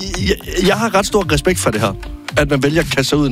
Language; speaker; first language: Danish; native; Danish